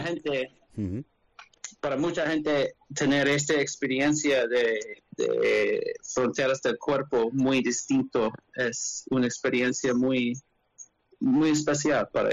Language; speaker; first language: Spanish; non-native, learner; English